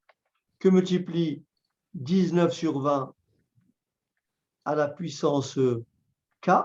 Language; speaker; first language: French; native; French